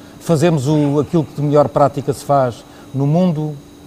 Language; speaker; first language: Portuguese; native; Portuguese